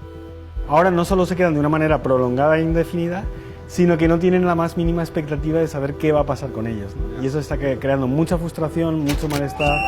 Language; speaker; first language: Spanish; native; Spanish